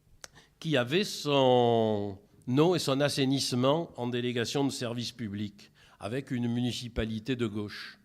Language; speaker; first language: French; native; French